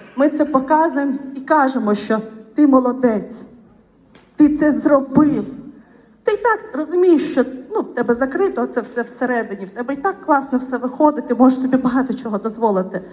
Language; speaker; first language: Ukrainian; non-native, local second language; Russian